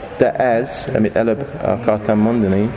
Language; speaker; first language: Hungarian; non-native, learner; English